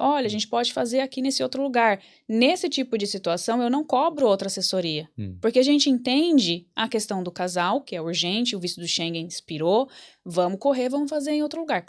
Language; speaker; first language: Portuguese; native; Portuguese